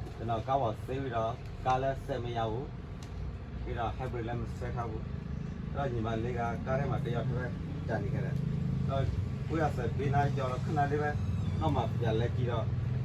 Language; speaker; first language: Burmese; non-native, local second language; S'gaw Karen